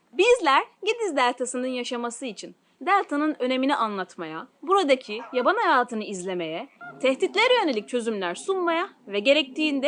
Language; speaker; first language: Turkish; native; Turkish